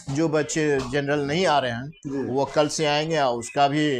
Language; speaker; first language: Hindi; native; Hindi